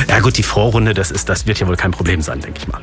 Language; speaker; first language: German; native; German